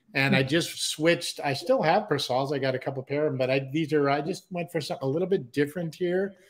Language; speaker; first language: English; native; English